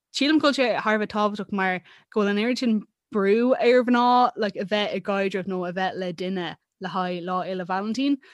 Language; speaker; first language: Irish; non-native, local second language; English